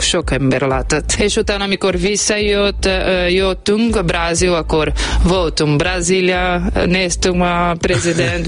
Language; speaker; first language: Hungarian; non-native, learner; Portuguese